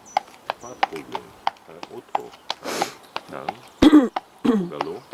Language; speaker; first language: French; non-native, learner; German